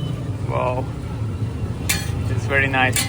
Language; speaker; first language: English; non-native, fluent; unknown